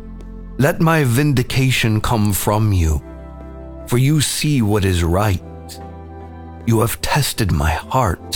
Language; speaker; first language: English; native; English